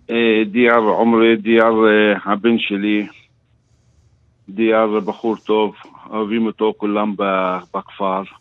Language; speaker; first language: Hebrew; non-native, local second language; Arabic